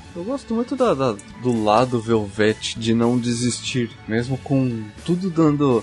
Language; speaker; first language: Portuguese; native; Portuguese